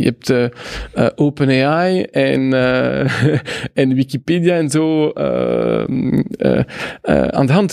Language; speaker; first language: Dutch; non-native, local second language; French